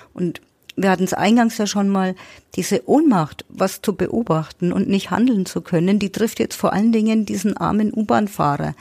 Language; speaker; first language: German; native; German